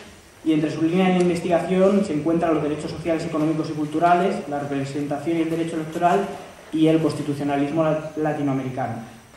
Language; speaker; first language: Spanish; native; Spanish